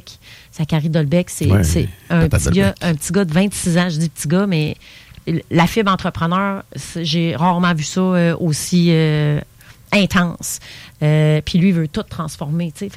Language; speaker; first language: French; native; French